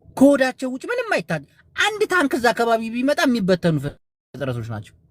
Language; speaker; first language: Amharic; non-native, local second language; Tigrinya